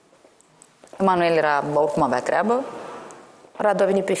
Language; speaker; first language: Romanian; native; Romanian